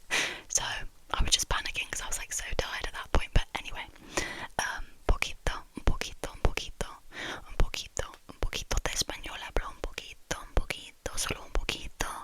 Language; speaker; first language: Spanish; non-native, learner; English